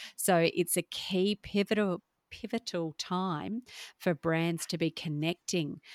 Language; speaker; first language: English; native; English